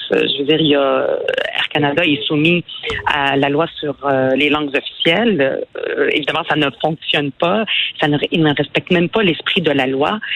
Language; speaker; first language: French; early bilingual, other home language; Arabic